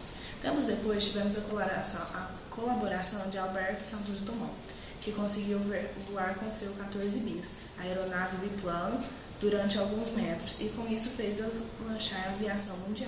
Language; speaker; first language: Portuguese; native; Portuguese